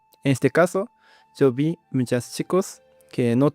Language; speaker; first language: Spanish; non-native, learner; Japanese